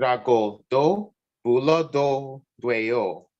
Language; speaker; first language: Korean; non-native, learner; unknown